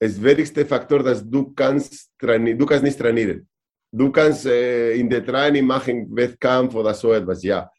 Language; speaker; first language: German; non-native, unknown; Spanish